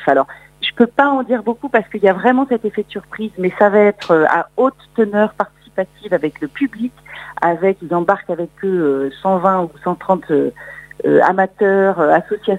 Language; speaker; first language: French; native; French